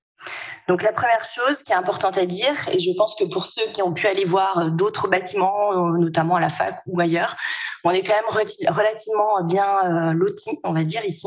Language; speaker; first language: French; native; French